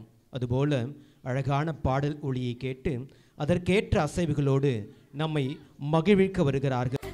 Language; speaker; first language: Tamil; native; Tamil